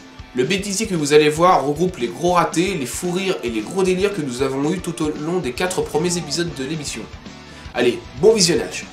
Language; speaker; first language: French; native; French